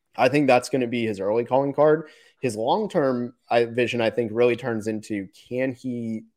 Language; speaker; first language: English; native; English